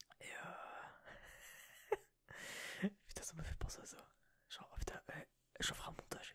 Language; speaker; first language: French; native; French